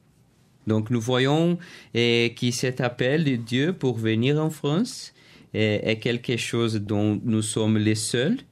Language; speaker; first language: French; non-native, learner; Portuguese